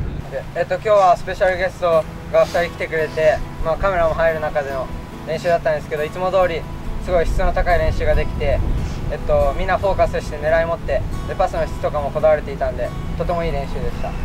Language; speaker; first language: Japanese; native; Japanese